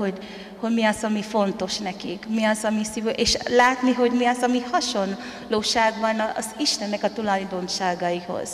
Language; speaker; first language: Hungarian; non-native, fluent; Tongan